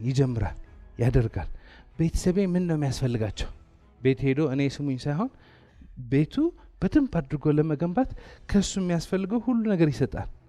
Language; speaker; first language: Amharic; non-native, local second language; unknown